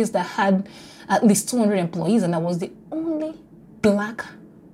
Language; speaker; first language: English; non-native, local second language; Igbo